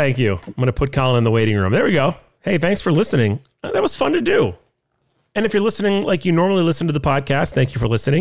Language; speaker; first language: English; native; English